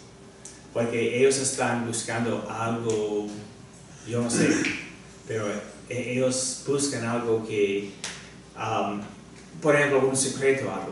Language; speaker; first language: Spanish; non-native, fluent; English